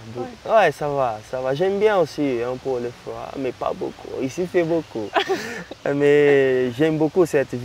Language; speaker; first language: French; non-native, learner; Portuguese